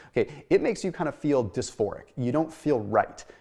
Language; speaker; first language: English; native; English